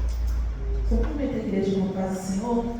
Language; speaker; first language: Portuguese; native; Portuguese